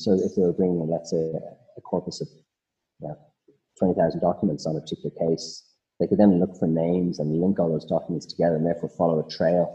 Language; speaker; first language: English; native; English